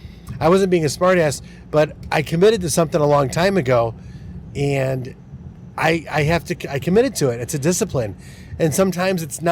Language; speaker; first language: English; native; English